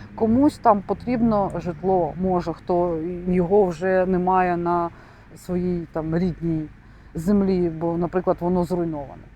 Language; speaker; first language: Ukrainian; non-native, local second language; Russian